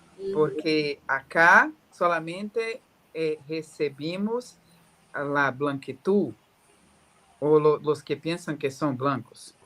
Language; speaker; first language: Spanish; non-native, learner; Portuguese